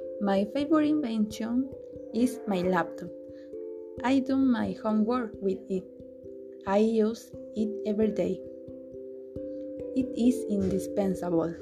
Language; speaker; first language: English; non-native, learner; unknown